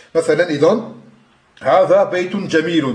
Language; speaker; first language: Arabic; non-native, fluent; French